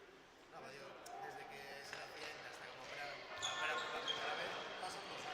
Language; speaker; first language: Spanish; native; Spanish